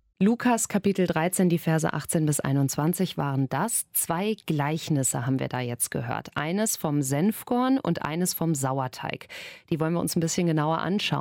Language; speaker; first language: German; native; German